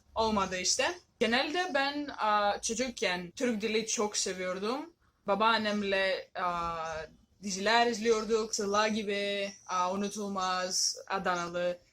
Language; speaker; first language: Turkish; non-native, learner; Greek